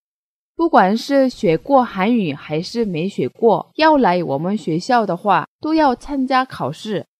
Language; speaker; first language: Chinese; non-native, fluent; Korean